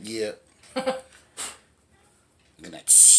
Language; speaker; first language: English; native; English